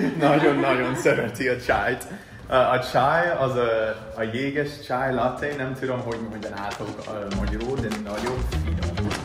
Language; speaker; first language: Hungarian; non-native, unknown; English